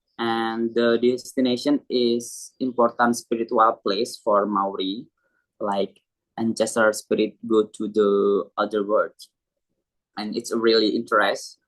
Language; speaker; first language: English; non-native, learner; Indonesian